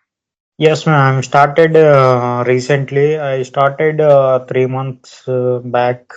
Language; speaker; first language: English; non-native, learner; Telugu